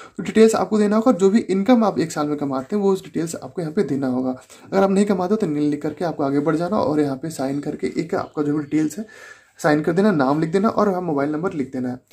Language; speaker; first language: Hindi; native; Hindi